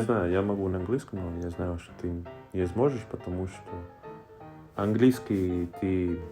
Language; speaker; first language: Russian; non-native, learner; Spanish